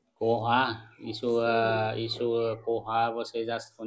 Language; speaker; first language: Portuguese; non-native, learner; Vietnamese